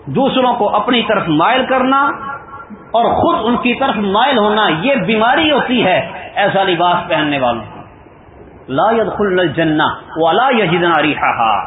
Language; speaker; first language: Urdu; non-native, local second language; Punjabi